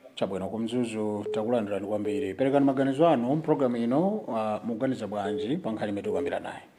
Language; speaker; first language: Nyanja; native; Nyanja